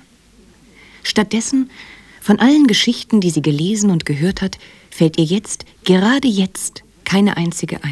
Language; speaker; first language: German; native; German